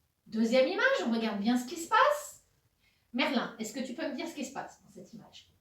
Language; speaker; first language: French; native; French